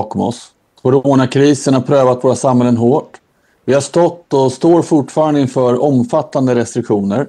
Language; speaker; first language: Swedish; native; Swedish